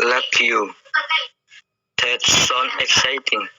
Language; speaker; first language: English; non-native, learner; Indonesian